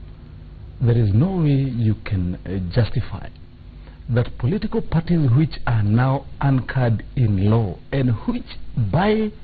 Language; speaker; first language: English; non-native, local second language; Kikuyu